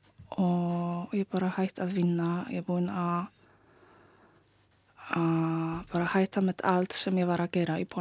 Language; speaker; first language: Icelandic; non-native, learner; Polish